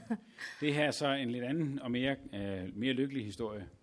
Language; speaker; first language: Danish; native; Danish